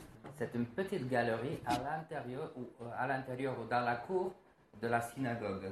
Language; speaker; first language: French; non-native, fluent; Slovak